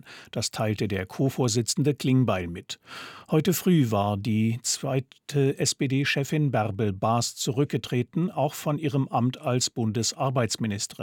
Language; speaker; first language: German; native; German